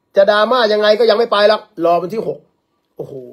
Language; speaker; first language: Thai; native; Thai